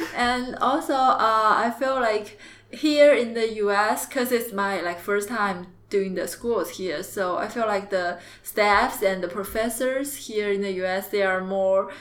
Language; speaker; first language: English; non-native, fluent; Chinese